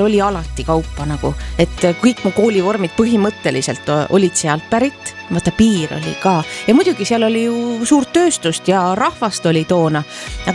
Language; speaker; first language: Estonian; native; Estonian